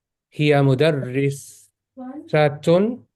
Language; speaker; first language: Arabic; non-native, fluent; English